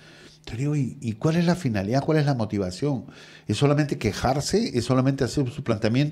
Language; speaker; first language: Spanish; native; Spanish